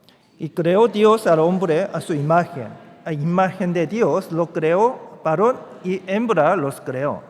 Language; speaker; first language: Spanish; non-native, fluent; Korean